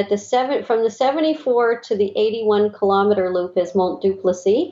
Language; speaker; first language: English; native; English